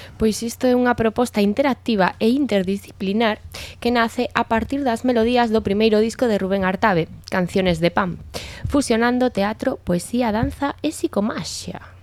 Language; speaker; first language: Galician; non-native, local second language; Spanish